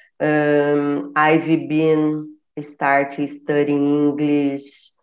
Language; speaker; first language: English; non-native, learner; Portuguese